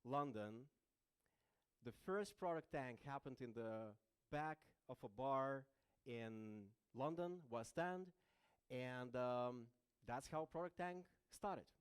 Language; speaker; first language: English; non-native, fluent; Lithuanian